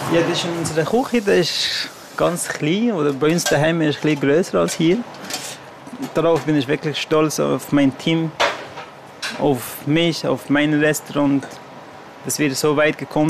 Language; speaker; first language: German; non-native, fluent; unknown